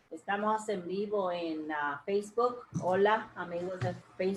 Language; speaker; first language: Spanish; native; Spanish